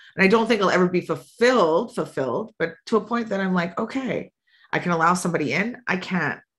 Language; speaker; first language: English; native; English